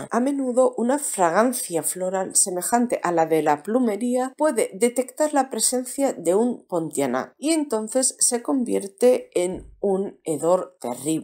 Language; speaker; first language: Spanish; native; Spanish